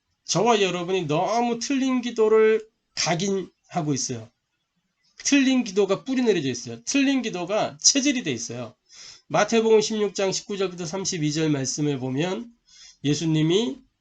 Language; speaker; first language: Korean; native; Korean